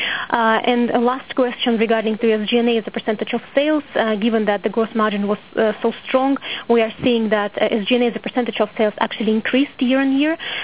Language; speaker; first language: English; non-native, fluent; Russian